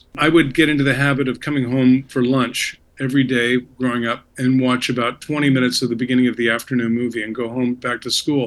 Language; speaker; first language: English; native; English